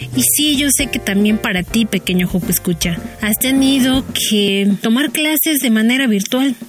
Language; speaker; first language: Spanish; native; Spanish